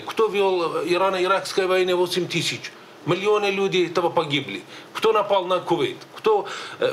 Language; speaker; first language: Russian; native; Russian